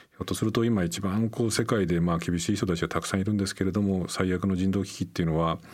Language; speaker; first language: Japanese; native; Japanese